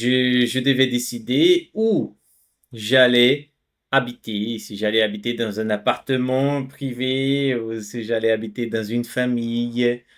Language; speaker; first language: French; non-native, fluent; Portuguese